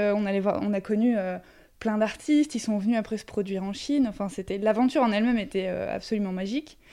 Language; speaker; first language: French; native; French